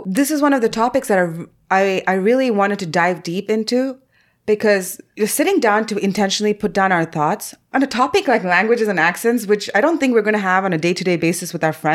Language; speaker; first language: English; non-native, local second language; Tamil